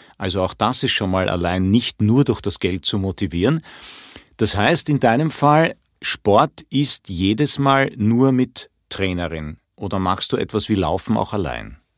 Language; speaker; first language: German; native; German